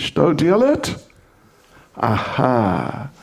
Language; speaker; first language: Russian; non-native, fluent; English